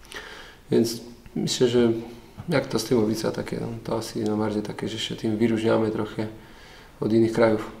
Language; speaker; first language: Polish; non-native, learner; Slovak